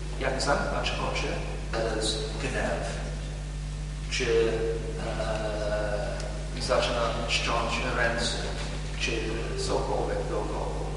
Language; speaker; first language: Polish; non-native, learner; English